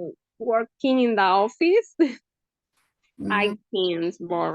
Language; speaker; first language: English; non-native, learner; Spanish